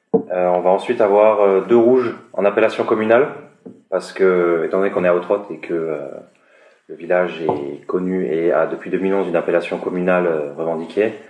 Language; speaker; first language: French; native; French